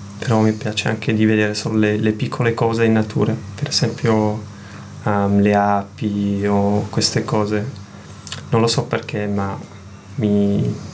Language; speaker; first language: Italian; non-native, learner; German